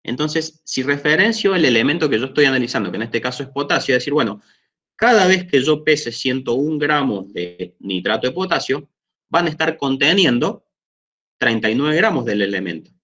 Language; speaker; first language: Spanish; native; Spanish